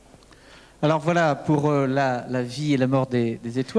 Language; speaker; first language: French; native; French